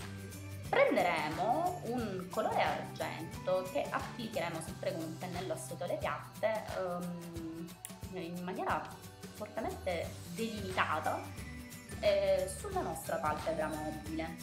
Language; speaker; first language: Italian; native; Italian